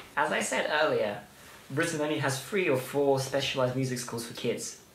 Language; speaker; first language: English; early bilingual, other home language; Russian